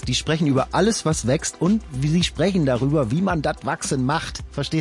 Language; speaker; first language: German; native; German